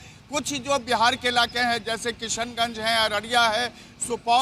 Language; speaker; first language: Hindi; native; Hindi